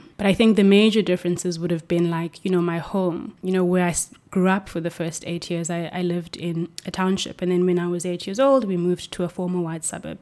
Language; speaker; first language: English; non-native, local second language; Xhosa